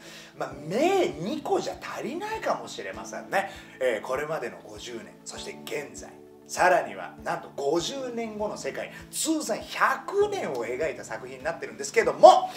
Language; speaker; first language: Japanese; native; Japanese